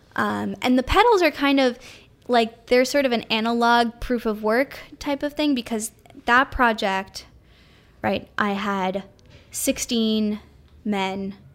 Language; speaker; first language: English; native; English